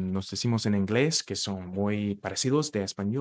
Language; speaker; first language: Spanish; non-native, fluent; English